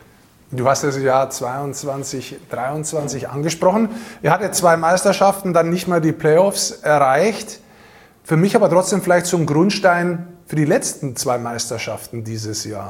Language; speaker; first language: German; native; German